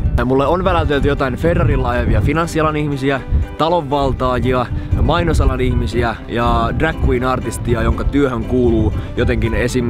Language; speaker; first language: Finnish; native; Finnish